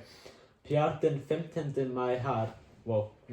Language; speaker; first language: Swedish; non-native, learner; Icelandic